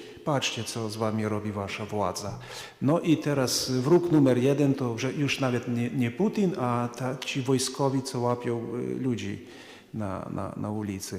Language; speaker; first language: Polish; non-native, fluent; Ukrainian